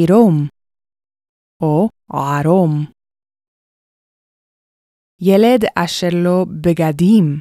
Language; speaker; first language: Hebrew; non-native, fluent; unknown